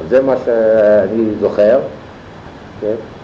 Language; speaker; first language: Hebrew; non-native, fluent; German